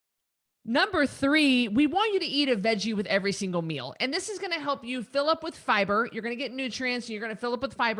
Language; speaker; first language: English; native; English